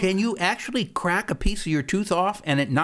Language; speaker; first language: English; native; English